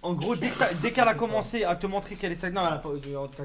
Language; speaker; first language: French; native; French